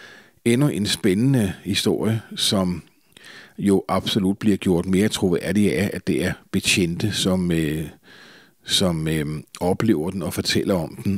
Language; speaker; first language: Danish; native; Danish